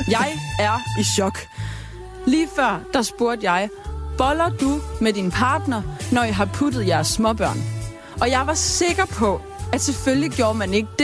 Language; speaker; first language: Danish; native; Danish